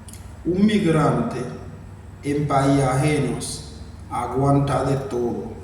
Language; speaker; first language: Spanish; non-native, fluent; Haitian Creole